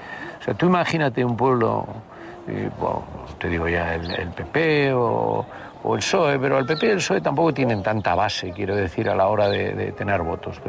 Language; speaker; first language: Spanish; native; Spanish